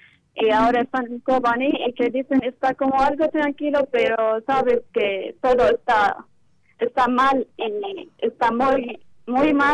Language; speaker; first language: Spanish; non-native, learner; Kurdish